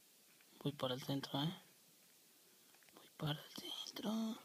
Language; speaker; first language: Spanish; native; Spanish